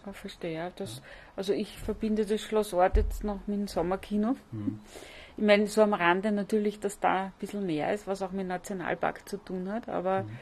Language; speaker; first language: German; native; German